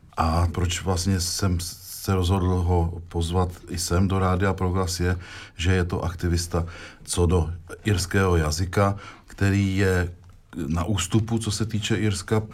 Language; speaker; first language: Czech; native; Czech